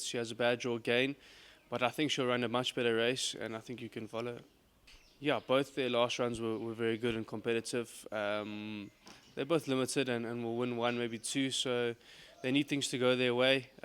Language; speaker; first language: English; native; English